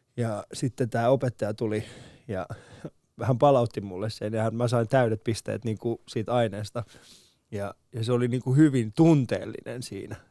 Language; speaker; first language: Finnish; early bilingual, other home language; Persian